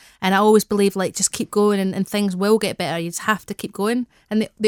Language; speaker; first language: English; native; English